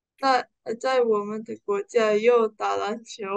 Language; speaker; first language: Chinese; non-native, learner; Indonesian